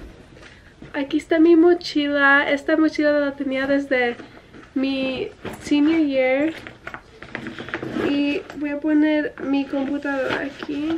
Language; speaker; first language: Spanish; early bilingual, heritage; English